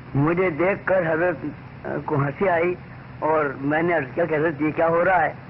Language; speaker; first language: Urdu; native; Urdu